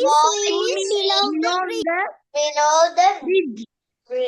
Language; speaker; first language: English; non-native, learner; Tamil